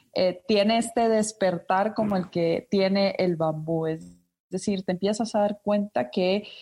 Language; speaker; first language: Spanish; native; Spanish